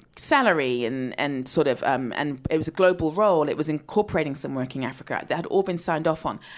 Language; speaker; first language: English; native; English